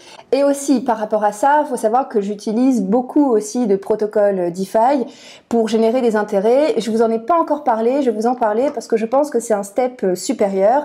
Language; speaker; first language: French; native; French